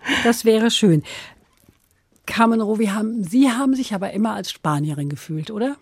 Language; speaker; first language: German; native; German